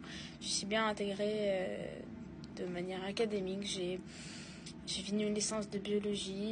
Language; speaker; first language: French; non-native, fluent; Russian